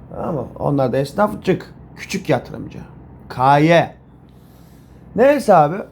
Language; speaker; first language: Turkish; native; Turkish